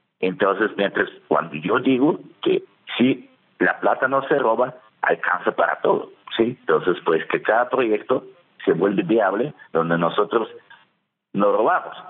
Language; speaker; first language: Spanish; non-native, fluent; Russian